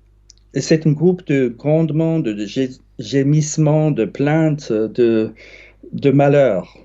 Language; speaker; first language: French; non-native, fluent; English